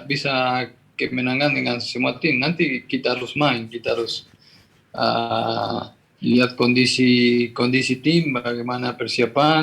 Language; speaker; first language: Indonesian; non-native, fluent; Spanish